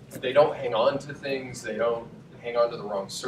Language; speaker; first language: English; native; English